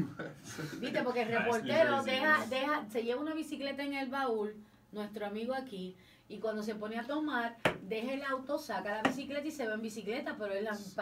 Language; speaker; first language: Spanish; native; Spanish